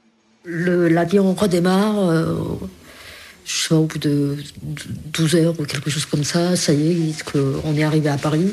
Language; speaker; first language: French; early bilingual, other home language; Korean